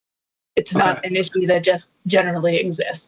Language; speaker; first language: English; native; English